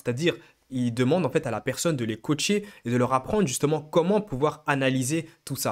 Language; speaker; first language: French; native; French